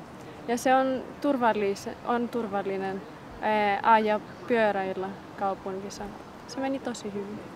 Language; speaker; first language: Finnish; non-native, learner; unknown